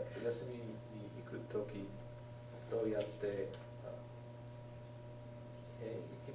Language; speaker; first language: Japanese; non-native, learner; English